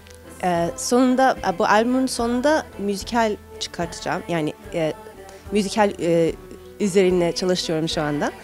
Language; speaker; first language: Turkish; early bilingual, heritage; Turkish